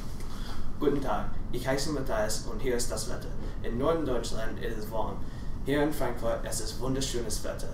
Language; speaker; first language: German; non-native, learner; English